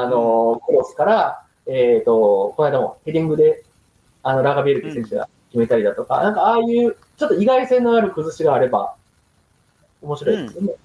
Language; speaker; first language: Japanese; native; Japanese